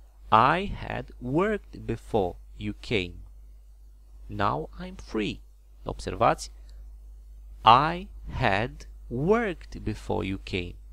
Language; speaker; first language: English; non-native, fluent; Romanian